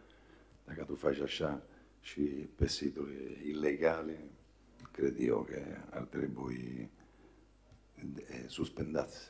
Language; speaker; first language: Romanian; non-native, fluent; Italian